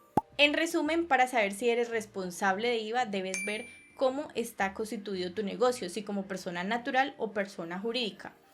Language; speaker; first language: Spanish; native; Spanish